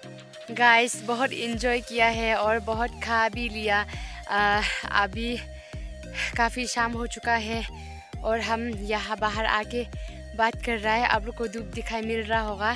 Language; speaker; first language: Hindi; non-native, local second language; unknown